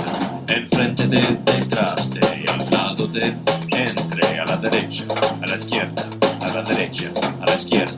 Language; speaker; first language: Spanish; non-native, fluent; English